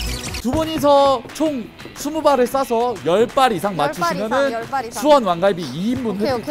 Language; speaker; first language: Korean; native; Korean